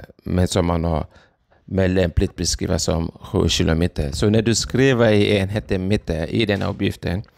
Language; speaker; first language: Swedish; non-native, fluent; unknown